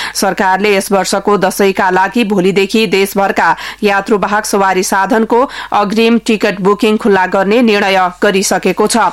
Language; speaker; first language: Nepali; native; Nepali